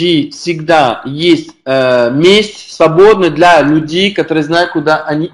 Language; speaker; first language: Russian; non-native, learner; French